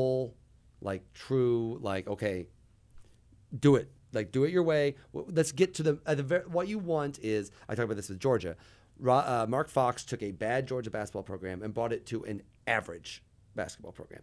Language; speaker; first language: English; native; English